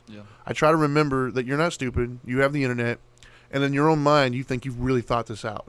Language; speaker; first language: English; native; English